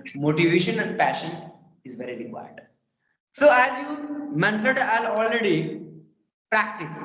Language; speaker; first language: English; non-native, learner; Bhojpuri